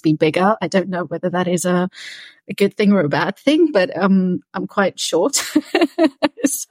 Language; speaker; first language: English; native; English